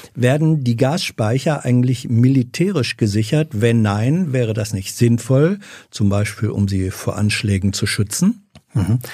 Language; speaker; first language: German; native; German